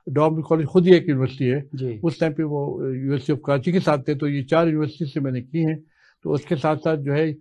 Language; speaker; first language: Urdu; native; Urdu